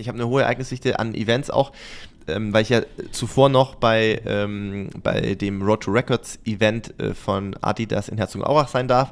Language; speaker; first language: German; native; German